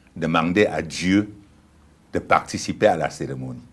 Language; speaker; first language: French; non-native, local second language; Ghomala